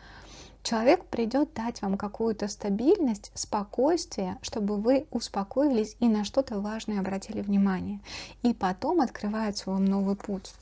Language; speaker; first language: Russian; native; Russian